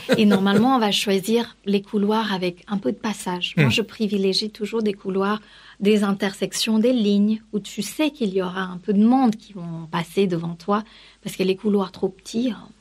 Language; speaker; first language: French; non-native, fluent; Kannada